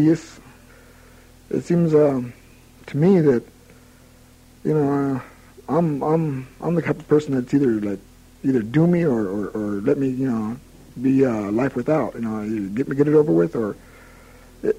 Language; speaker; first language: English; native; English